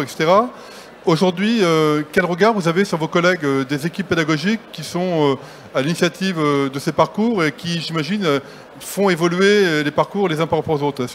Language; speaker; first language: French; native; French